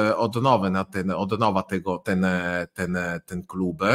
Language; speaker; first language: Polish; non-native, fluent; Italian